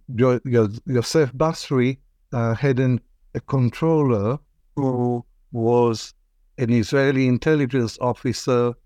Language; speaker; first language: English; non-native, fluent; Arabic